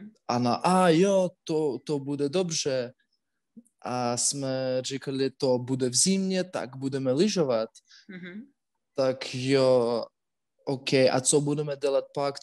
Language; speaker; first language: Czech; non-native, learner; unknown